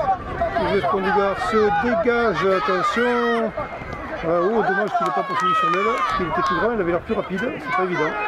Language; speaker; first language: French; native; French